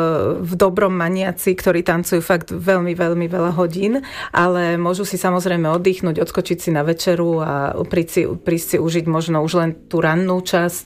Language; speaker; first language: Slovak; native; Slovak